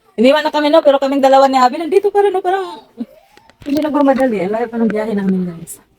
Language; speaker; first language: Filipino; native; Filipino